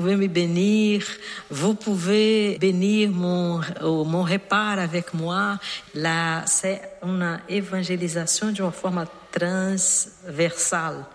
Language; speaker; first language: French; non-native, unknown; Portuguese